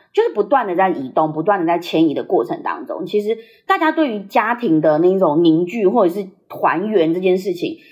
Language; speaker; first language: Chinese; early bilingual, heritage; Chinese